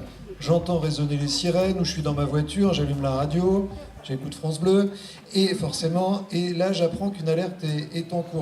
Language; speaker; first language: French; native; French